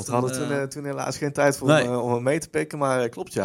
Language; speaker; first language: Dutch; native; Dutch